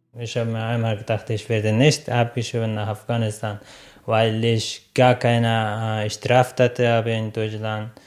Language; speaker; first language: German; non-native, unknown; Persian